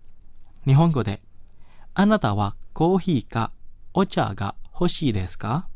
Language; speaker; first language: Japanese; non-native, fluent; Indonesian